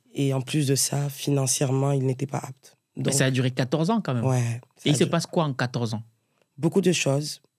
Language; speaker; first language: French; native; French